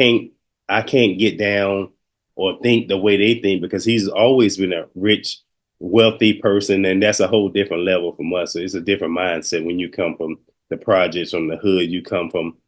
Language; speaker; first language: English; native; English